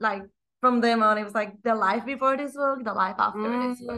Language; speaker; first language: English; non-native, fluent; Spanish